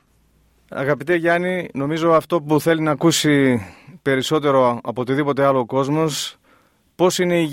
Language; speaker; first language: Greek; native; Greek